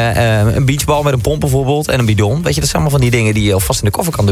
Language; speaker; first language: Dutch; native; Dutch